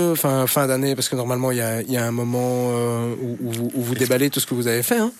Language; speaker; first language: French; native; French